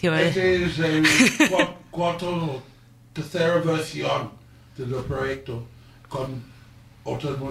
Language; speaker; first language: Spanish; non-native, learner; English